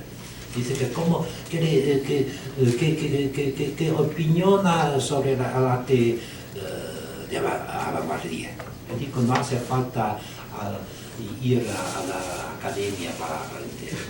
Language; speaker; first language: Spanish; non-native, learner; Chinese